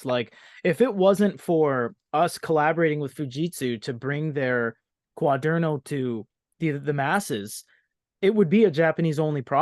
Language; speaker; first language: English; native; English